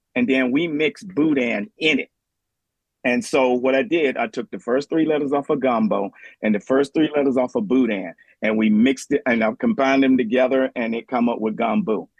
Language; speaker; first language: English; native; English